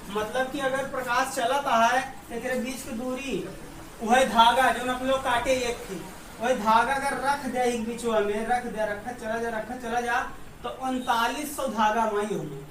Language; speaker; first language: Hindi; native; Hindi